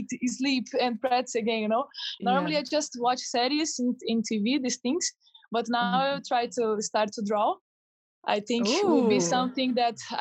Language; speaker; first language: English; non-native, fluent; Portuguese